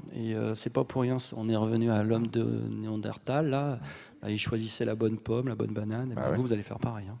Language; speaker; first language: French; native; French